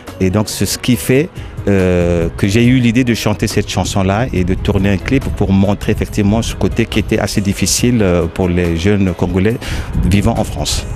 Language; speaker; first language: French; non-native, local second language; Lingala